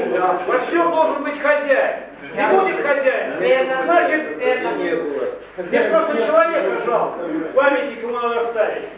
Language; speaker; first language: Russian; native; Russian